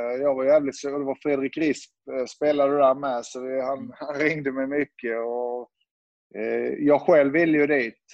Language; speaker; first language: Swedish; early bilingual, other home language; Serbian